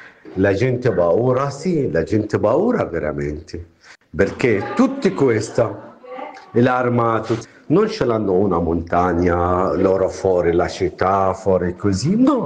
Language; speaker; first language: Italian; non-native, learner; Arabic